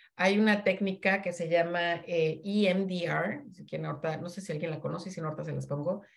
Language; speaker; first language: Spanish; native; Spanish